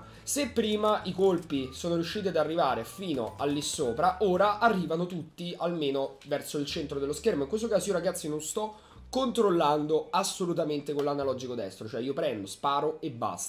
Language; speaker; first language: Italian; native; Italian